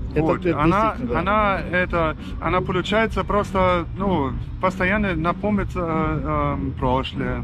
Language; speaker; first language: Russian; non-native, fluent; German